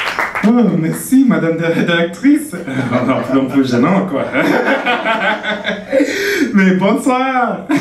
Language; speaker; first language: French; non-native, fluent; English